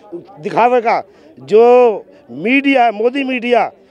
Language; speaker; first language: Hindi; native; Hindi